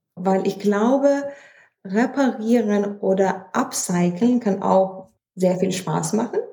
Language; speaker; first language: German; non-native, fluent; Lithuanian